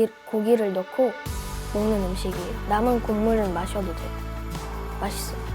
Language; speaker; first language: Korean; early bilingual, other home language; Russian